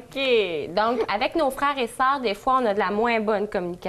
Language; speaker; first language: French; native; French